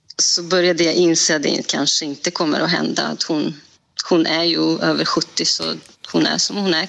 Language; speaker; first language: Swedish; non-native, fluent; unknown